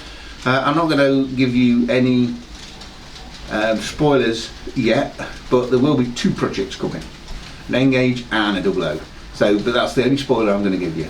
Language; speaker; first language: English; native; English